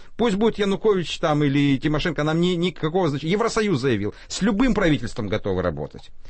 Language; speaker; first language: Russian; native; Russian